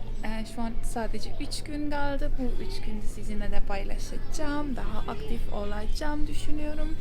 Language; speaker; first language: Turkish; non-native, learner; Estonian